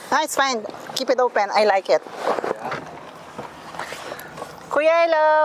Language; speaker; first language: English; non-native, local second language; Filipino